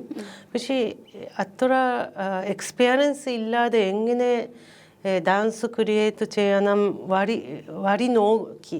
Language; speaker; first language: Malayalam; non-native, learner; Japanese